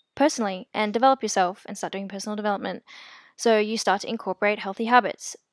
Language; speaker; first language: English; native; English